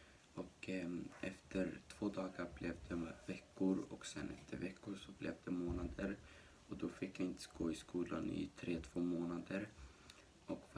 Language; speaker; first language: Swedish; early bilingual, other home language; Somali